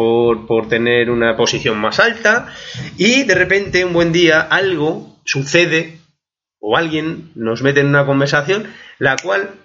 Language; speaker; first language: Spanish; native; Spanish